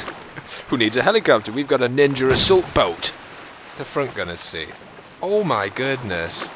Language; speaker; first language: English; native; English